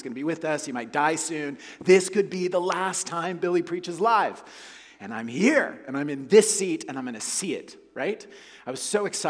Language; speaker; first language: English; native; English